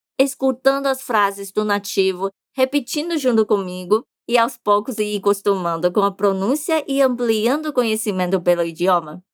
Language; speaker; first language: Portuguese; non-native, fluent; Chinese